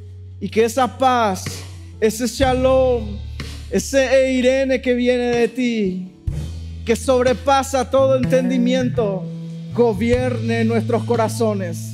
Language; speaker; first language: Spanish; native; Spanish